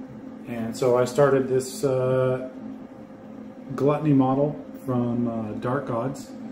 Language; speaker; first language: English; native; English